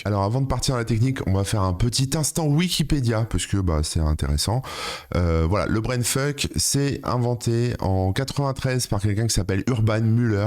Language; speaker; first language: French; native; French